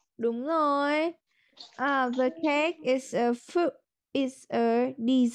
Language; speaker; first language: English; non-native, learner; Vietnamese